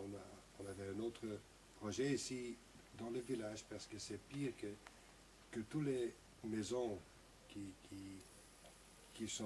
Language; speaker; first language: French; non-native, local second language; Dutch